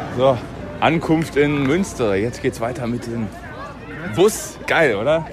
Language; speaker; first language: German; native; German